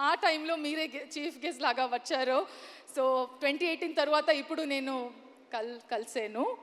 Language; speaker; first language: Telugu; non-native, learner; Kannada